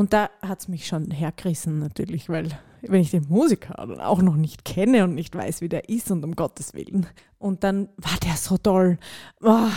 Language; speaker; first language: German; native; German